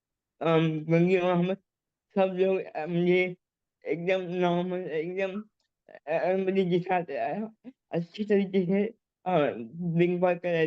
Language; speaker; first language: Hindi; early bilingual, heritage; Hindi